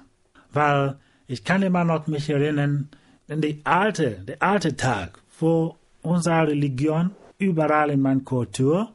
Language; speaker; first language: German; non-native, learner; Igbo